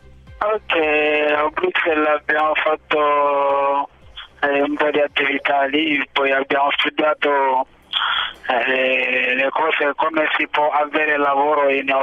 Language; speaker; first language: Italian; non-native, learner; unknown